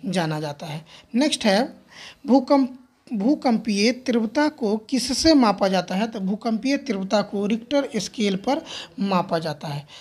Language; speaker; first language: Hindi; native; Hindi